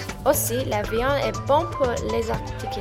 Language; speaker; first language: French; non-native, learner; English